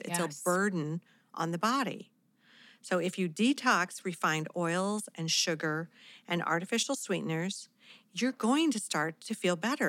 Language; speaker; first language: English; native; English